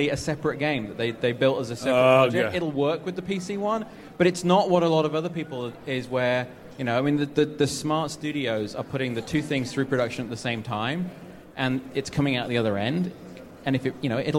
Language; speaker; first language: English; native; English